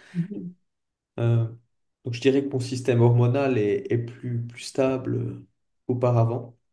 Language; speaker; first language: French; native; French